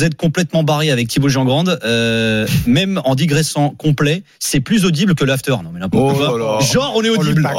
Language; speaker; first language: French; native; French